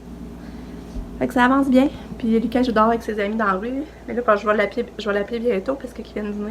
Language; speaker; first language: French; native; French